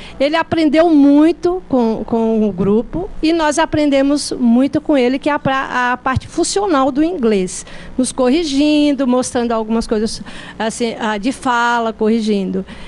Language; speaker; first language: Portuguese; native; Portuguese